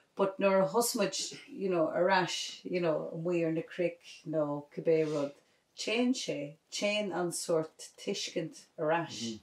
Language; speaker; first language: Irish; non-native, local second language; English